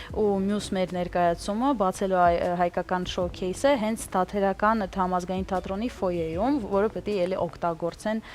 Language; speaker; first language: Armenian; early bilingual, heritage; Armenian